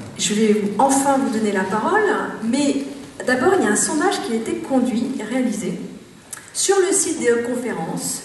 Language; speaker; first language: French; native; French